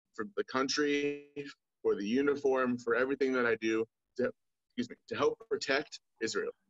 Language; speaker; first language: English; native; English